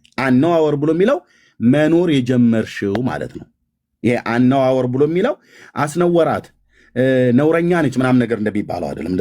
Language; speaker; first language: Amharic; native; Amharic